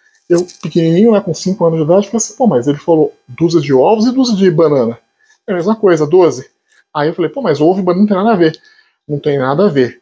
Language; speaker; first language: Portuguese; native; Portuguese